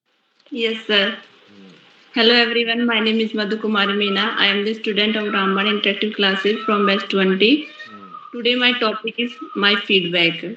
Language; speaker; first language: English; non-native, learner; Hindi